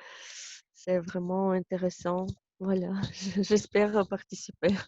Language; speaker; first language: French; non-native, fluent; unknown